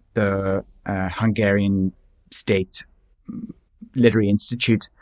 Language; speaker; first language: English; native; English